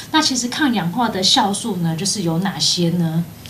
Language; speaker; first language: Chinese; native; Chinese